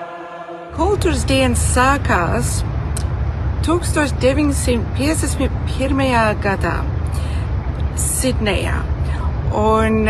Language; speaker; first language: Latvian; early bilingual, heritage; Latvian